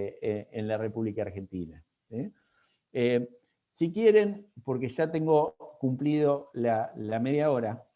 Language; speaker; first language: Spanish; native; Spanish